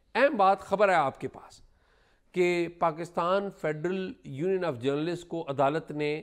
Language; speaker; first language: Urdu; native; Urdu